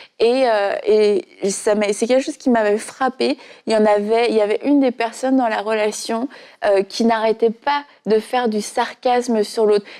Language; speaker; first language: French; native; French